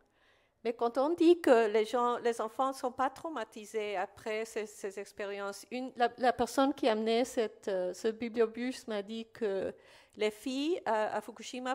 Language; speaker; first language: French; non-native, fluent; Spanish